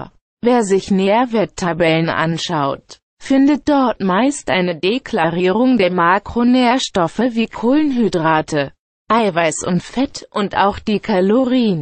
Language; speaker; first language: German; native; German